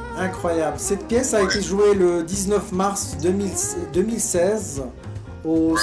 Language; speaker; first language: French; native; French